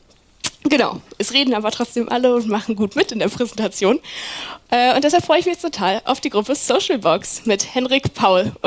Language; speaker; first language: German; native; German